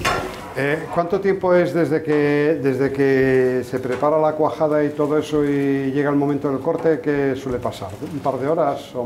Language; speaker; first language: Spanish; native; Spanish